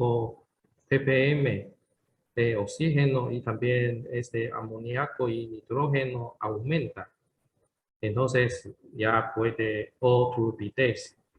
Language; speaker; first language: Spanish; non-native, learner; Chinese